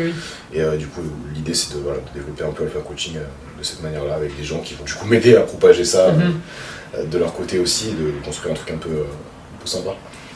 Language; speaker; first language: French; native; French